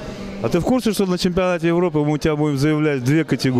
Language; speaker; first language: Russian; native; Russian